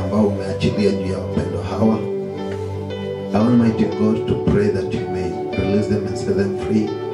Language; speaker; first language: English; non-native, local second language; Kikuyu